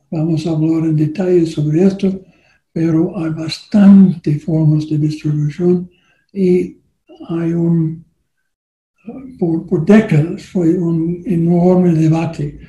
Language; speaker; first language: Spanish; non-native, learner; English